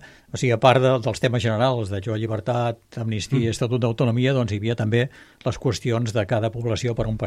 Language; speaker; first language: Catalan; native; Catalan